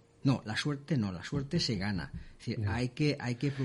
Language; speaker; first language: Spanish; native; Spanish